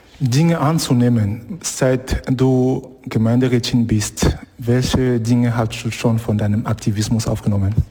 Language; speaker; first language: German; native; German